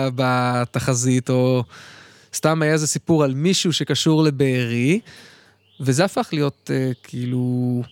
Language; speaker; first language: Hebrew; native; Hebrew